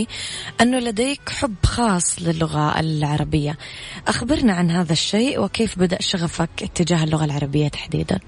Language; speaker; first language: Arabic; native; Arabic